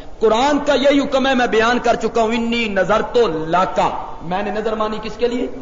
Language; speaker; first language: Urdu; non-native, local second language; Punjabi